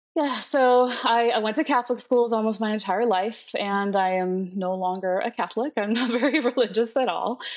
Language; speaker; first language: English; early bilingual, other home language; Spanish